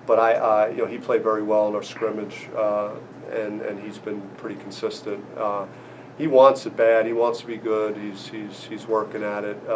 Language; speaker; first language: English; native; English